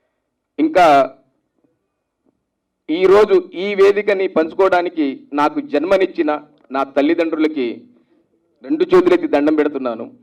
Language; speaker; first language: Telugu; native; Telugu